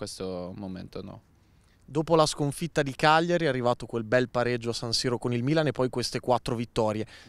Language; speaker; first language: Italian; native; Italian